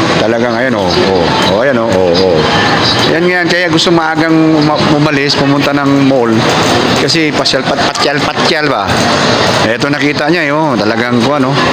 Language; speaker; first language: Filipino; non-native, local second language; Cebuano